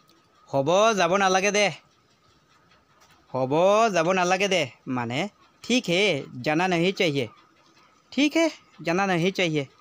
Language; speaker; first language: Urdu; non-native, local second language; Assamese